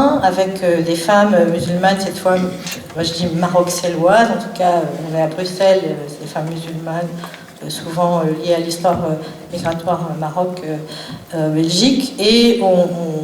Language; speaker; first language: French; native; French